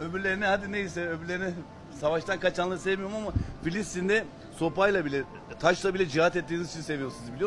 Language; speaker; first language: Turkish; native; Turkish